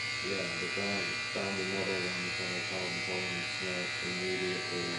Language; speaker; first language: English; native; English